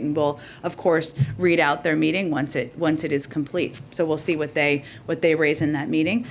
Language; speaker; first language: English; native; English